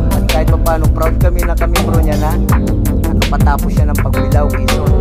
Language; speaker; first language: Filipino; non-native, local second language; Iloko